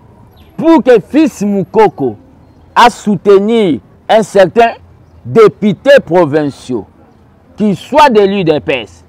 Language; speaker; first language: French; non-native, local second language; Lingala